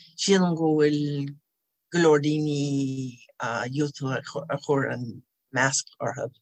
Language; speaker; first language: Irish; non-native, learner; English